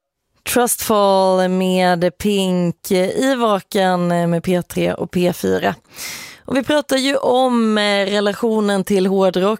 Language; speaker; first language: Swedish; native; Swedish